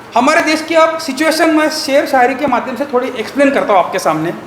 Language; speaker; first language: Hindi; non-native, local second language; Marathi